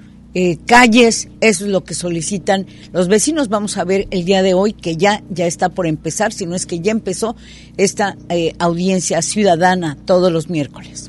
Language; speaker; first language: Spanish; native; Spanish